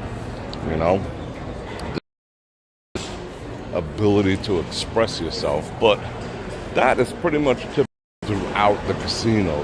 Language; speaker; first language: English; native; English